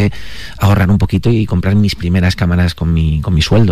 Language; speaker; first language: Spanish; native; Spanish